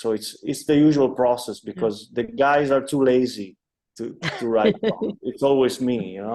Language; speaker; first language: English; non-native, fluent; Italian